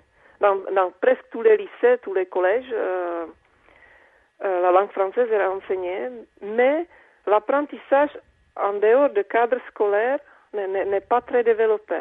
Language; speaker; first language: French; non-native, fluent; Czech